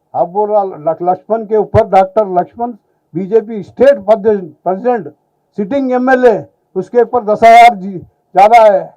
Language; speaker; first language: Hindi; non-native, local second language; Telugu